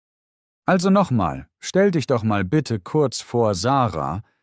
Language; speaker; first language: German; native; German